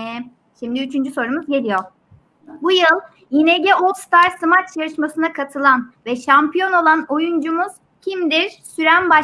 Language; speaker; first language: Turkish; native; Turkish